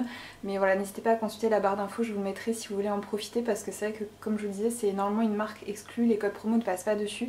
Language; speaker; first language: French; native; French